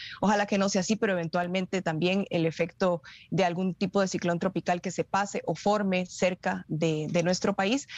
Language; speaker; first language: Spanish; native; Spanish